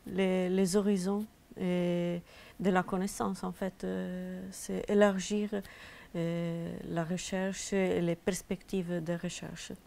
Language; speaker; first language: French; non-native, fluent; Italian